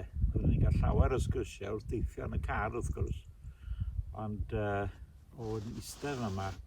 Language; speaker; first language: Welsh; native; Welsh